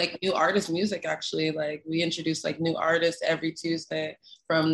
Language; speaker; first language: English; native; English